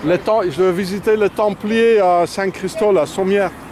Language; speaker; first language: French; non-native, fluent; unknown